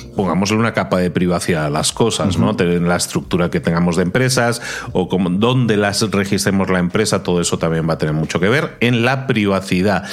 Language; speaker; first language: Spanish; native; Spanish